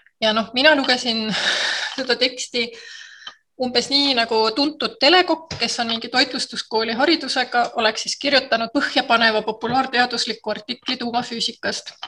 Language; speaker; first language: Estonian; native; Estonian